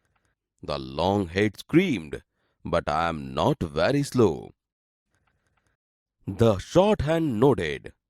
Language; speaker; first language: English; non-native, local second language; Gujarati